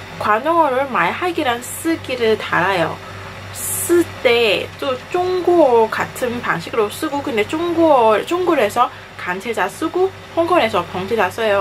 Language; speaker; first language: Korean; non-native, fluent; Cantonese